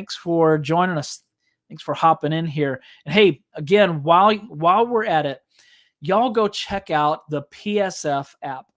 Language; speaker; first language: English; native; English